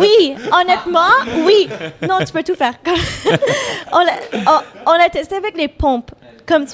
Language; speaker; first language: French; non-native, fluent; English